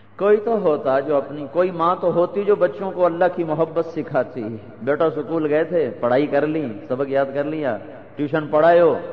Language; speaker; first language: Urdu; non-native, local second language; Punjabi